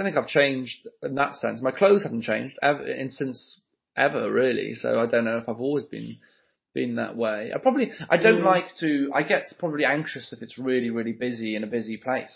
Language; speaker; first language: English; native; English